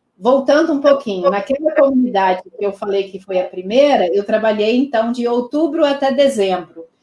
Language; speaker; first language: Portuguese; non-native, local second language; Low German